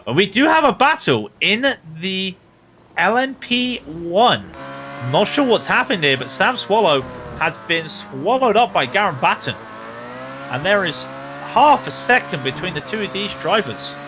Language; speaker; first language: English; native; English